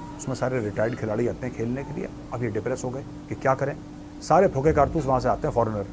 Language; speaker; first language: Hindi; native; Hindi